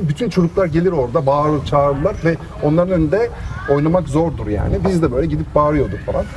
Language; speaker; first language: Turkish; native; Turkish